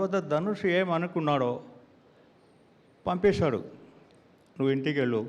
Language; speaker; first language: Telugu; non-native, learner; Tamil